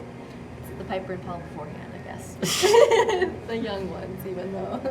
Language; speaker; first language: English; native; English